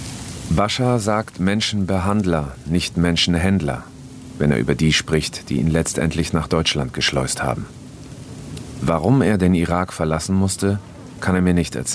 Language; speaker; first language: German; native; German